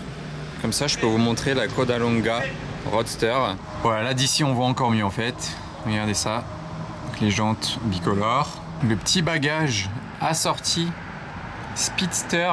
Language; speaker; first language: French; native; French